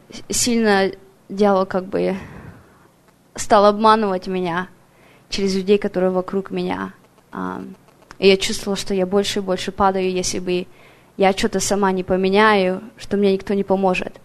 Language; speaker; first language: Russian; early bilingual, heritage; Russian